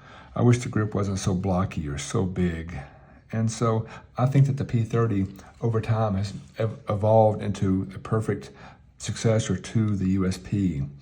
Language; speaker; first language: English; native; English